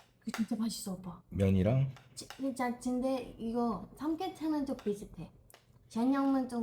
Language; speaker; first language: Korean; non-native, learner; Burmese